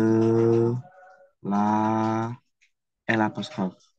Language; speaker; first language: French; non-native, fluent; Indonesian